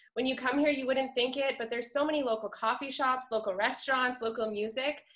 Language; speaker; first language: English; native; English